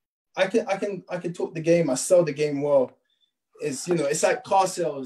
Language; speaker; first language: English; native; English